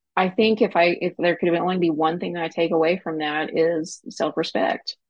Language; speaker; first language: English; native; English